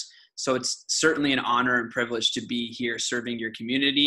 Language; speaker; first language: English; early bilingual, other home language; Aramaic